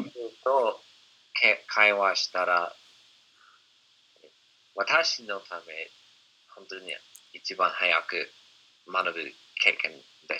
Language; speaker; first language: Japanese; non-native, fluent; English